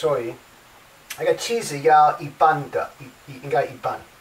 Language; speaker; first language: Chinese; non-native, learner; English